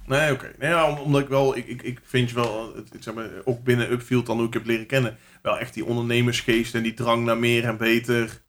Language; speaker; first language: Dutch; native; Dutch